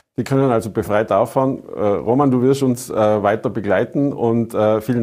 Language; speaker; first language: German; native; German